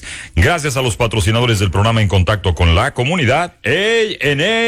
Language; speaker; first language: Spanish; native; Spanish